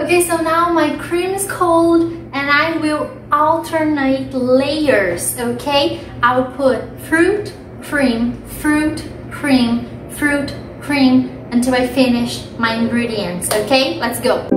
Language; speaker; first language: English; non-native, fluent; Portuguese